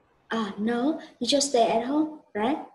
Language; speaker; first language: English; non-native, learner; Vietnamese